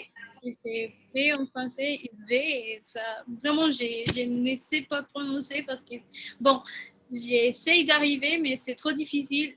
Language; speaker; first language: French; non-native, fluent; Spanish